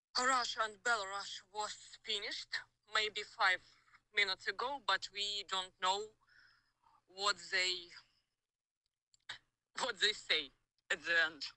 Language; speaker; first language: English; non-native, learner; Ukrainian